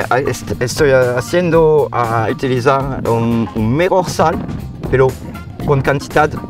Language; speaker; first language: Spanish; non-native, learner; French